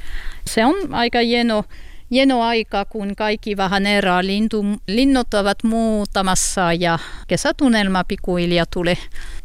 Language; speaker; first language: Finnish; non-native, learner; French